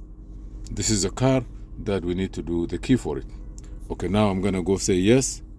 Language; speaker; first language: English; non-native, fluent; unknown